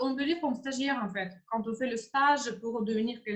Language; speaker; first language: French; non-native, fluent; Russian